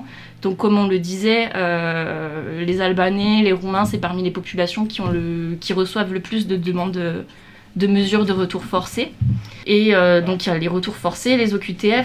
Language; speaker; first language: French; native; French